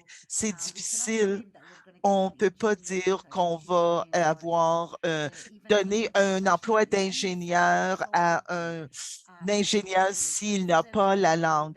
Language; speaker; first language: French; non-native, local second language; English